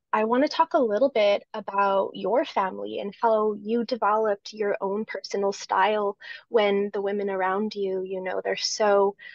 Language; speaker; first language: English; native; English